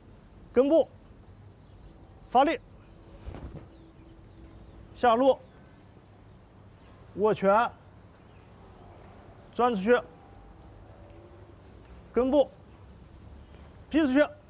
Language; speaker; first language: Chinese; native; Chinese